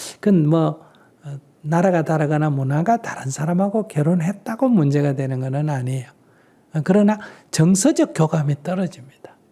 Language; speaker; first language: Korean; native; Korean